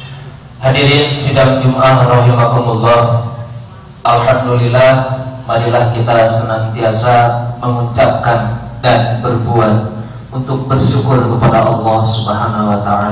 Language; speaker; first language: Indonesian; native; Indonesian